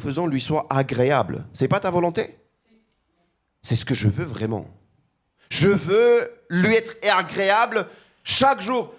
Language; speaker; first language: French; native; French